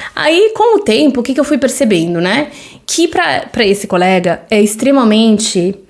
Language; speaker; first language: Portuguese; native; Portuguese